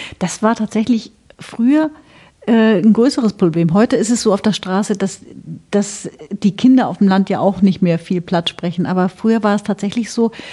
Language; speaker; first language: German; native; German